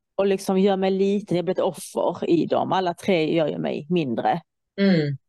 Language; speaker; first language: Swedish; non-native, fluent; Persian